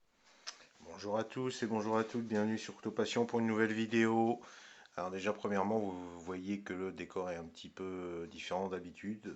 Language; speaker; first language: French; native; French